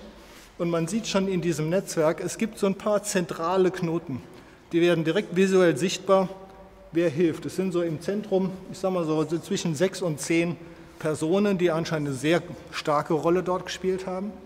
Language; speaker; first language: German; native; German